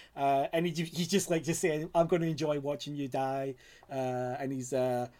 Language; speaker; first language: English; native; English